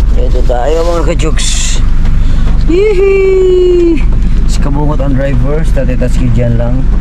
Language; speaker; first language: Filipino; non-native, local second language; Cebuano